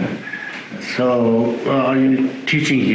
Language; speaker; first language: English; non-native, learner; Tibetan